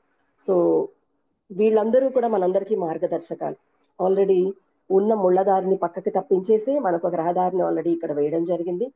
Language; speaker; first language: Telugu; native; Telugu